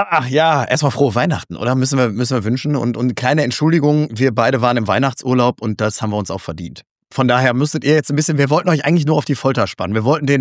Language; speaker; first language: German; native; German